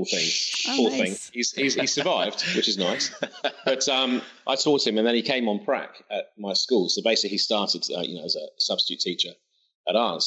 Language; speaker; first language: English; native; English